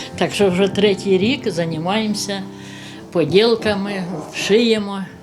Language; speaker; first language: Ukrainian; native; Ukrainian